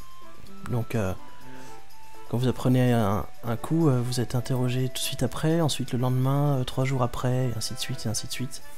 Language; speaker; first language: French; native; French